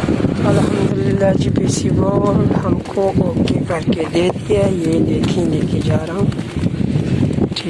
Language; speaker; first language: Hindi; non-native, local second language; Punjabi